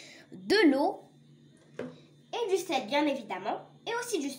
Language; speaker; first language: French; non-native, local second language; Arabic